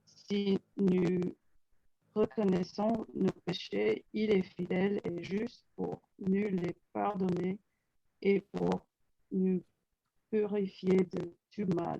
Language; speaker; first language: French; non-native, learner; English